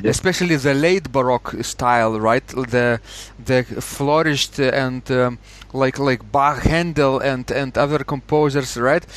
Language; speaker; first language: English; non-native, fluent; Lithuanian